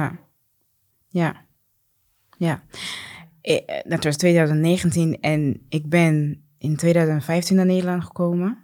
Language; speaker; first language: Dutch; non-native, learner; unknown